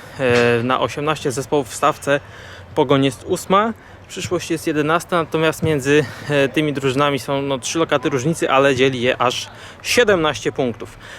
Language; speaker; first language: Polish; native; Polish